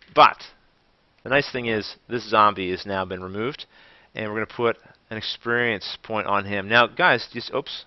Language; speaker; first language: English; native; English